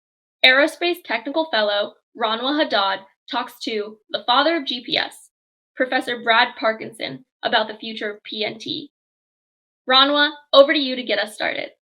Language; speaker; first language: English; native; English